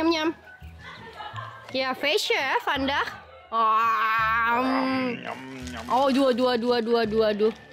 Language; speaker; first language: Dutch; non-native, fluent; Indonesian